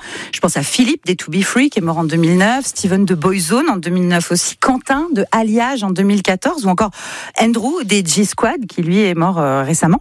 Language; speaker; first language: French; native; French